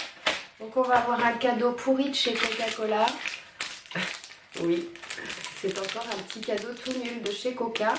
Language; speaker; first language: French; native; French